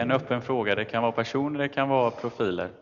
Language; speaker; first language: Swedish; native; Swedish